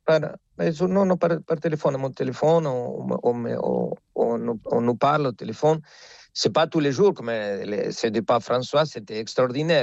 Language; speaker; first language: French; non-native, fluent; Spanish